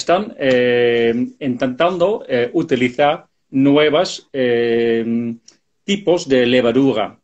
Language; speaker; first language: Spanish; non-native, fluent; Dutch